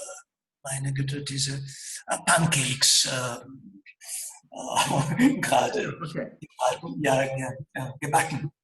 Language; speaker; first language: German; non-native, fluent; Russian